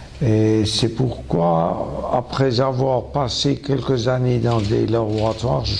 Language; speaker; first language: French; non-native, local second language; German